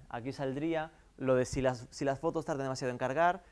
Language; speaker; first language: Spanish; native; Spanish